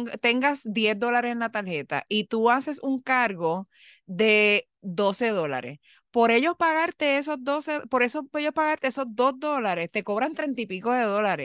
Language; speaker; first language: Spanish; early bilingual, heritage; Spanish